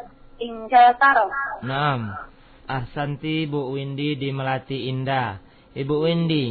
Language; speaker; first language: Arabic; non-native, fluent; Indonesian